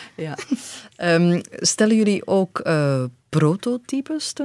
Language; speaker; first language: Dutch; native; Dutch